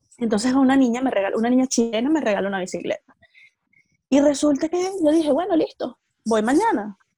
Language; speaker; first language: Spanish; native; Spanish